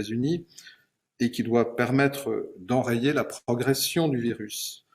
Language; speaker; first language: French; native; French